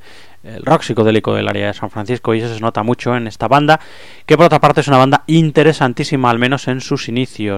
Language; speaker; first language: Spanish; native; Spanish